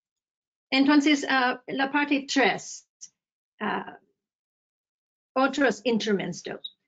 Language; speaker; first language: Spanish; non-native, fluent; English